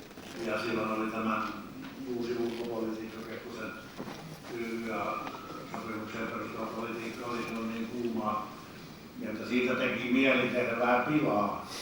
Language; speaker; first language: Finnish; native; Finnish